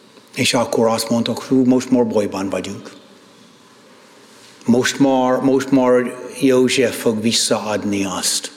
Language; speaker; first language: Hungarian; non-native, fluent; English